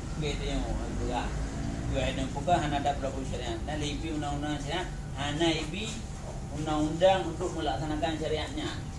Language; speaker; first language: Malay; non-native, local second language; Achinese